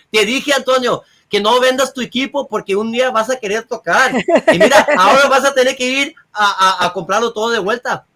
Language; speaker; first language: Spanish; early bilingual, heritage; Spanish